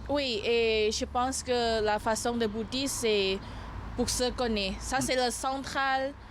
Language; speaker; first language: French; non-native, learner; Thai